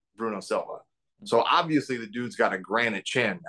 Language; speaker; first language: English; native; English